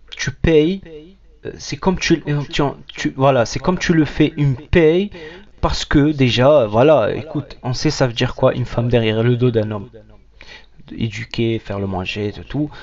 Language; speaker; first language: French; non-native, local second language; Arabic